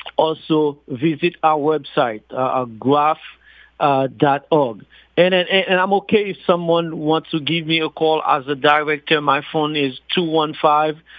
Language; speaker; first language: English; non-native, fluent; Haitian Creole